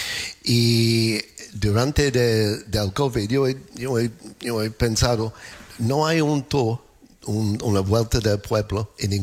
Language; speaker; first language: Spanish; non-native, learner; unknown